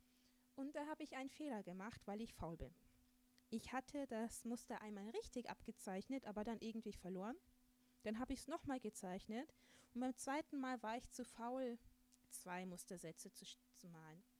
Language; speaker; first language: German; native; German